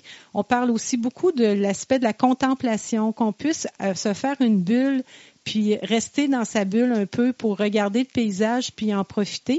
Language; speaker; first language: French; native; French